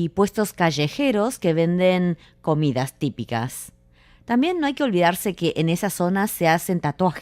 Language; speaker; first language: Spanish; non-native, fluent; Chinese